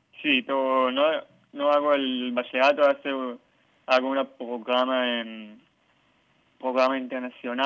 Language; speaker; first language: Spanish; non-native, learner; Hebrew